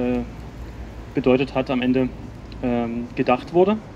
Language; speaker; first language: German; native; German